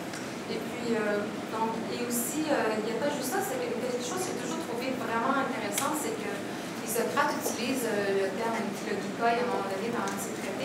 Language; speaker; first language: French; native; French